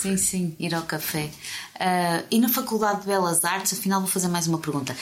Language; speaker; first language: Portuguese; native; Portuguese